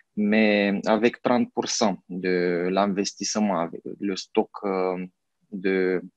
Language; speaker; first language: French; non-native, fluent; Romanian